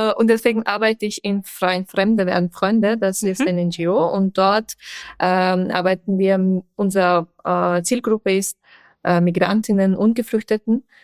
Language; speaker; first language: German; non-native, fluent; Persian